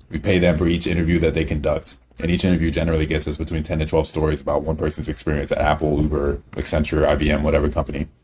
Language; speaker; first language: English; early bilingual, other home language; Igbo